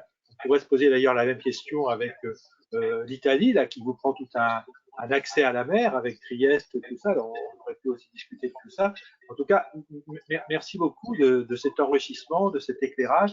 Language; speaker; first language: French; native; French